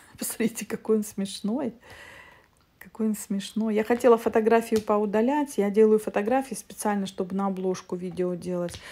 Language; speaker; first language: Russian; native; Russian